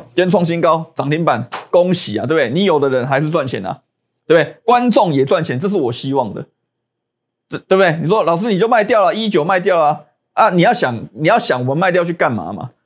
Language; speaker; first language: Chinese; native; Chinese